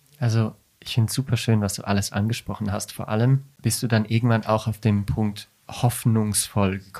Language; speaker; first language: German; native; German